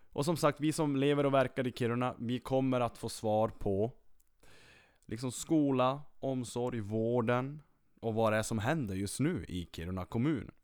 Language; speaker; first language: Swedish; native; Swedish